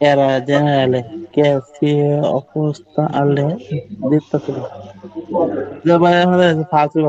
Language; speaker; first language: Italian; non-native, learner; Bangla